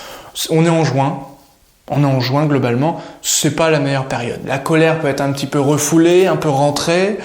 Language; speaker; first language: French; native; French